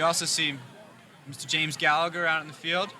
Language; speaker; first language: English; native; English